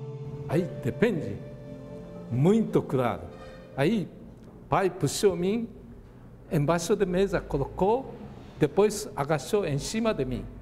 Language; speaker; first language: Portuguese; non-native, learner; Japanese